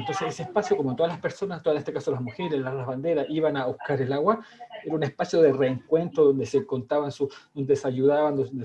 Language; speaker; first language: Spanish; native; Spanish